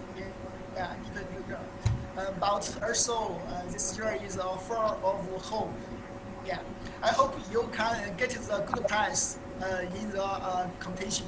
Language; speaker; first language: English; non-native, learner; Chinese